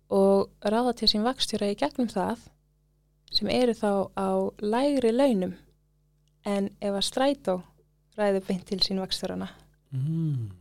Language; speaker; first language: Icelandic; early bilingual, other home language; English